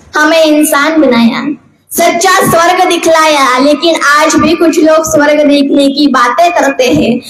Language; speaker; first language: Hindi; non-native, local second language; Marathi